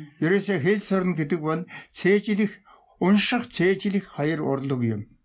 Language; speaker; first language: Mongolian; non-native, local second language; Tuvinian